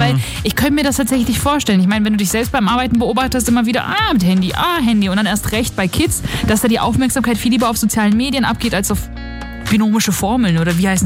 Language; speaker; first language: German; native; German